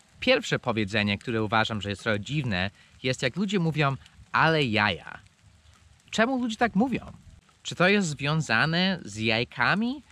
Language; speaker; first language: Polish; non-native, fluent; English